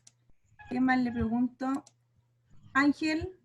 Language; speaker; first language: Spanish; native; Spanish